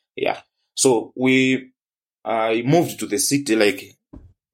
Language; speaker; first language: English; non-native, local second language; Tumbuka